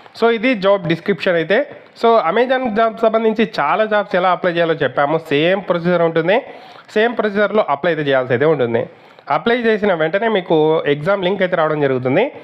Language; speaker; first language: Telugu; native; Telugu